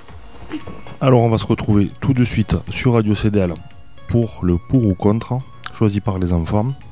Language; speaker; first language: French; native; French